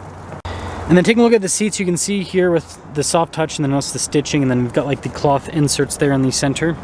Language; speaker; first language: English; native; English